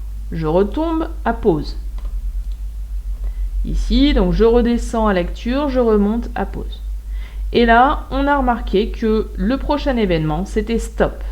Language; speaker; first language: French; native; French